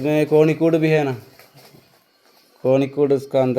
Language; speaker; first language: Hindi; non-native, local second language; Malayalam